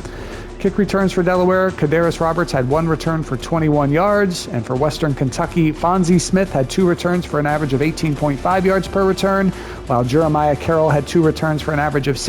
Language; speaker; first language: English; native; English